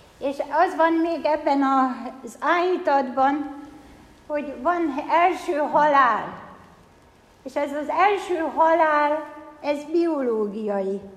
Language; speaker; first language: Hungarian; native; Hungarian